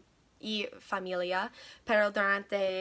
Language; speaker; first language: Spanish; non-native, learner; English